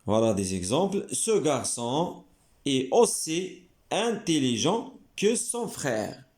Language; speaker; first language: French; non-native, local second language; Arabic